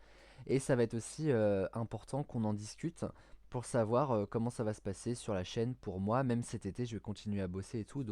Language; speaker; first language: French; native; French